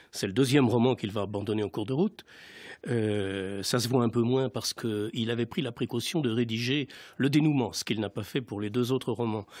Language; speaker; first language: French; native; French